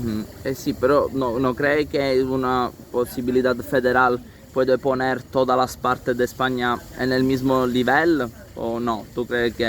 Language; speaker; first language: Spanish; non-native, learner; Italian